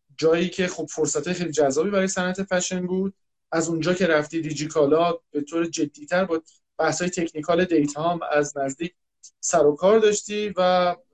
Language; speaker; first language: Persian; native; Persian